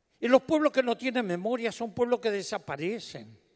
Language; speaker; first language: Spanish; native; Spanish